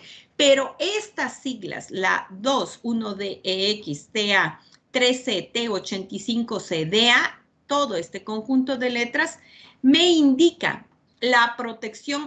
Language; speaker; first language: Spanish; native; Spanish